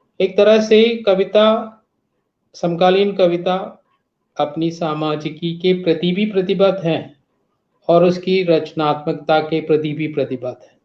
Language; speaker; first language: Hindi; non-native, local second language; Malayalam